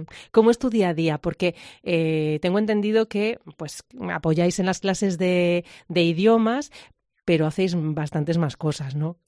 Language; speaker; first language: Spanish; native; Spanish